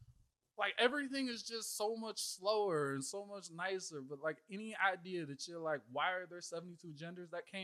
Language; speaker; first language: English; native; English